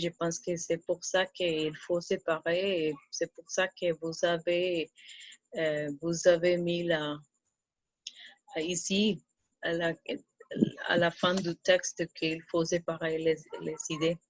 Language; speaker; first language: French; non-native, fluent; Spanish